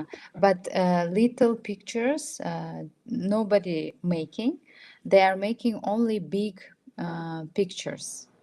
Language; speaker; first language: English; non-native, fluent; Russian